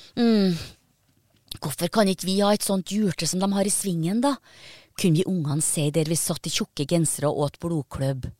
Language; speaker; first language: Norwegian; native; Norwegian